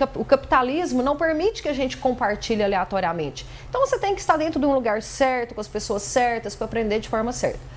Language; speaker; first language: Portuguese; native; Portuguese